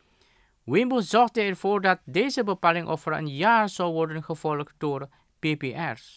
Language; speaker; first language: Dutch; non-native, fluent; Indonesian